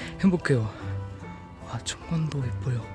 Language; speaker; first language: Korean; non-native, learner; French